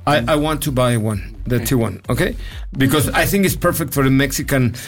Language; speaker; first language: English; non-native, learner; Spanish